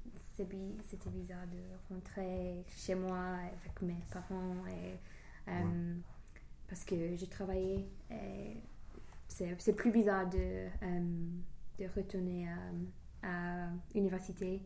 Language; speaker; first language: French; non-native, learner; English